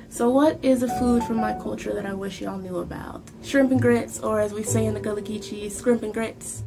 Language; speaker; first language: English; native; English